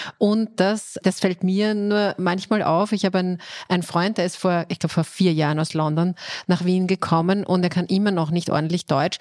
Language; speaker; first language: German; native; German